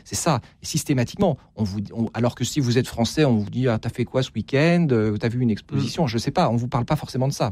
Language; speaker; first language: French; native; French